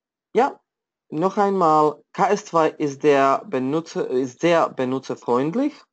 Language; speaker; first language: German; non-native, fluent; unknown